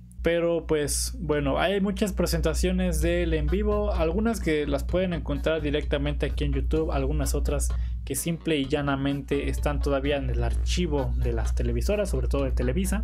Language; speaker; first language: Spanish; native; Spanish